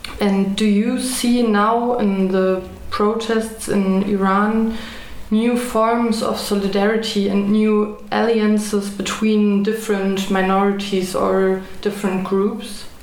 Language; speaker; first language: English; non-native, fluent; German